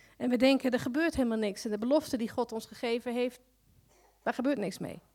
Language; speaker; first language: Dutch; native; Dutch